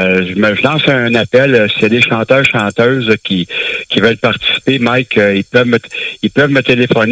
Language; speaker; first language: French; native; French